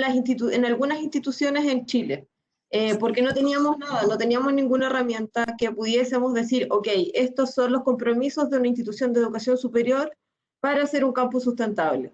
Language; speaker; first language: Spanish; native; Spanish